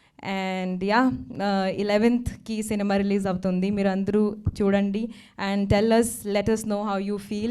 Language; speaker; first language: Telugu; non-native, fluent; Hindi